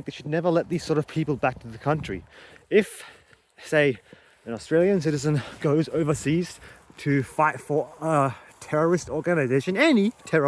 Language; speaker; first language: English; native; English